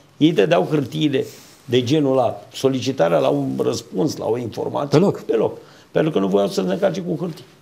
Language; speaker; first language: Romanian; native; Romanian